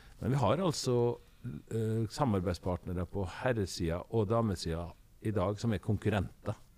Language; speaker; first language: Norwegian; native; Norwegian